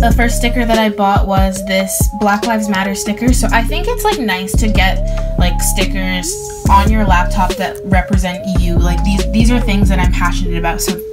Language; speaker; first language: English; native; English